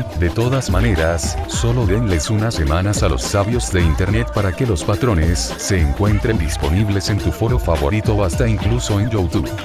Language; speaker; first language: Spanish; native; Spanish